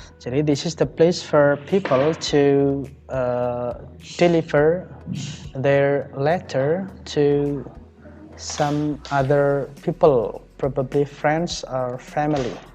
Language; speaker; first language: English; non-native, fluent; Indonesian